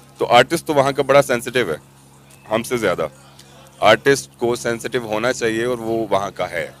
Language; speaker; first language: Urdu; non-native, local second language; Punjabi